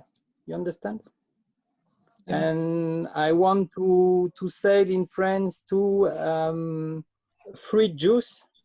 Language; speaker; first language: English; non-native, learner; French